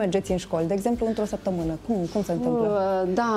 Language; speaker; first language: Romanian; native; Romanian